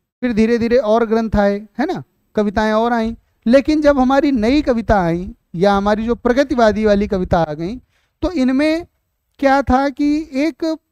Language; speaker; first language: Hindi; native; Hindi